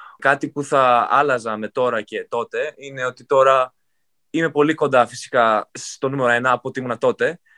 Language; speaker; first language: Greek; native; Greek